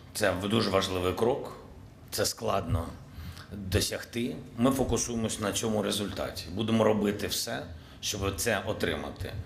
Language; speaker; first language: Ukrainian; native; Ukrainian